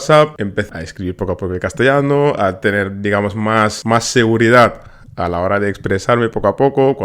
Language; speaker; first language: Spanish; non-native, fluent; Wolof